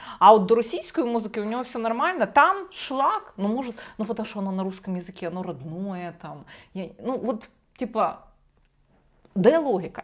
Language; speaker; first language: Ukrainian; native; Ukrainian